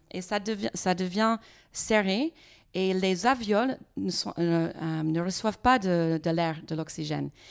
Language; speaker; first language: French; non-native, fluent; English